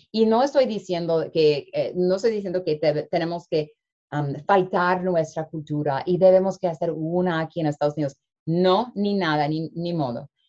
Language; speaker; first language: Spanish; early bilingual, heritage; Spanish